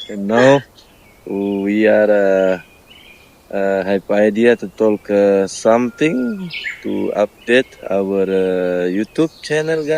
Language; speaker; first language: English; non-native, learner; Indonesian